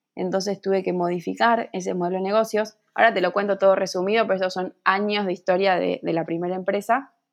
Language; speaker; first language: Spanish; native; Spanish